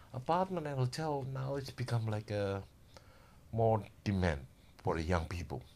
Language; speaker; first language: English; non-native, learner; Indonesian